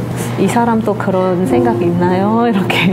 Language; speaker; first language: Korean; non-native, learner; Indonesian